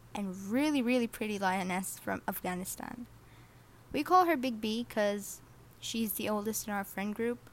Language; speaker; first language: English; non-native, fluent; Arabic